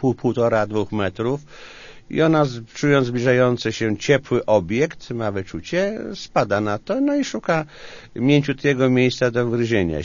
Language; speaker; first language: Polish; native; Polish